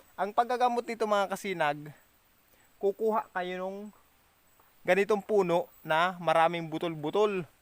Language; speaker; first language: Filipino; native; Filipino